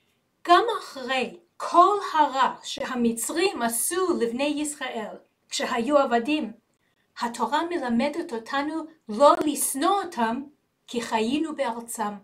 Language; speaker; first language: Hebrew; non-native, learner; English